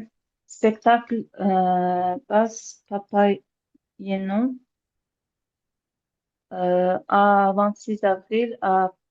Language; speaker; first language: French; non-native, learner; Azerbaijani